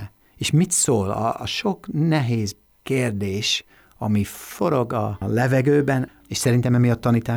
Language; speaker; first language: Hungarian; non-native, fluent; English